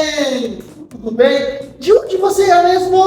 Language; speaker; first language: Portuguese; non-native, local second language; Haitian Creole